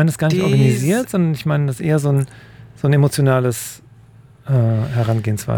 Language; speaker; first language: German; native; German